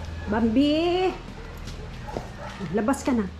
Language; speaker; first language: Filipino; non-native, local second language; Cebuano